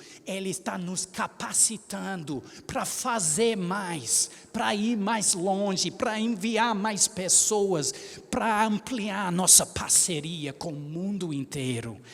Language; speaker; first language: Portuguese; non-native, fluent; English